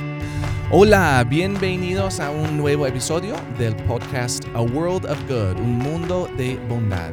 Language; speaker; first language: Spanish; non-native, fluent; English